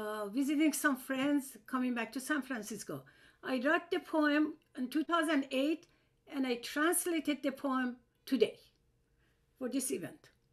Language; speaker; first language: English; non-native, fluent; Persian